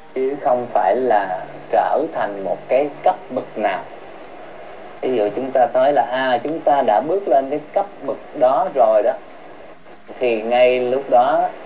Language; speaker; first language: Vietnamese; early bilingual, heritage; Vietnamese